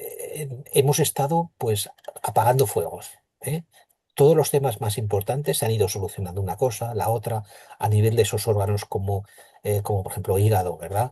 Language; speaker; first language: Spanish; native; Spanish